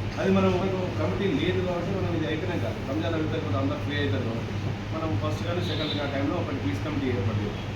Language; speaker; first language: Telugu; native; Telugu